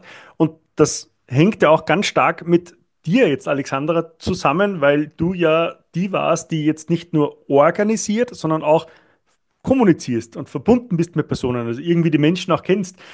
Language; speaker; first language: German; native; German